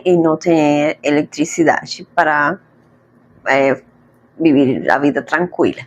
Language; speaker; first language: Portuguese; non-native, fluent; Spanish